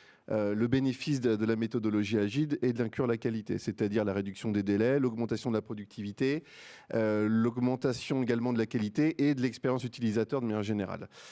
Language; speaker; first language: French; native; French